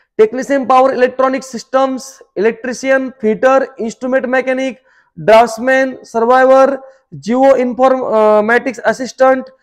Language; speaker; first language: Hindi; non-native, local second language; Marathi